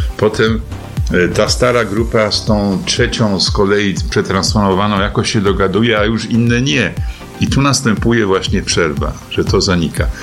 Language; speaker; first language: Polish; native; Polish